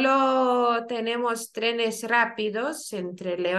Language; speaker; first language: Spanish; non-native, fluent; Lithuanian